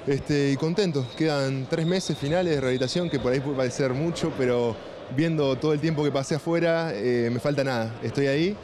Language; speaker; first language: Spanish; native; Spanish